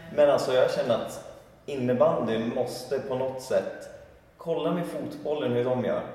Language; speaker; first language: Swedish; native; Swedish